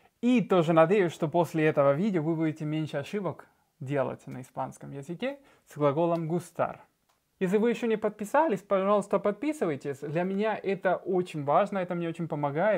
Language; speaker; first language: Russian; non-native, fluent; Spanish